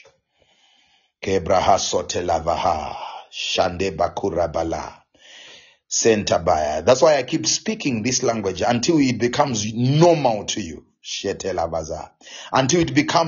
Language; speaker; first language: English; non-native, local second language; Shona